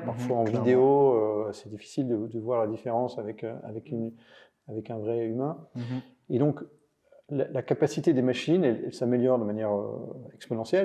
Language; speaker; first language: French; native; French